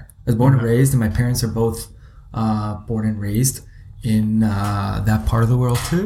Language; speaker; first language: English; native; English